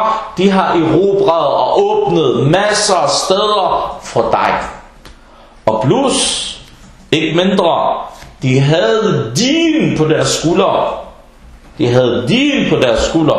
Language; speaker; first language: Danish; non-native, fluent; Arabic